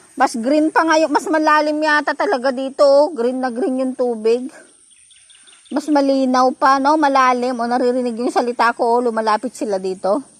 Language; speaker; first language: Filipino; non-native, local second language; Iloko